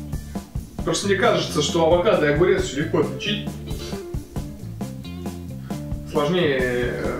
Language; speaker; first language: Russian; native; Russian